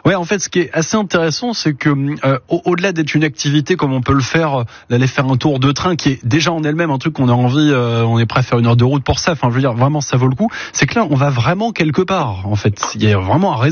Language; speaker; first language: French; native; French